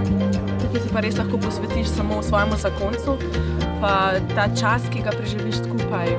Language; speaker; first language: Slovenian; native; Slovenian